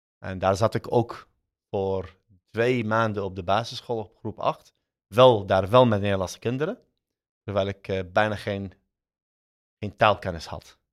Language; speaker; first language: Dutch; early bilingual, other home language; Arabic